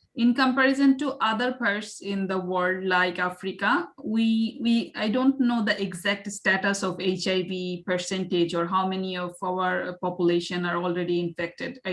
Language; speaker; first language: English; non-native, local second language; Bangla